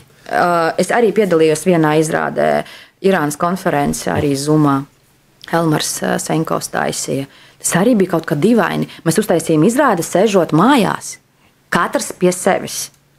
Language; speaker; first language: Latvian; non-native, local second language; Russian